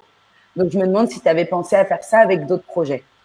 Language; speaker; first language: French; native; French